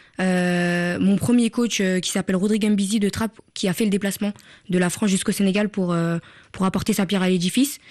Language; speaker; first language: French; early bilingual, other home language; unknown